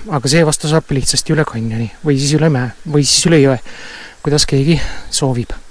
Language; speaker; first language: Estonian; native; Estonian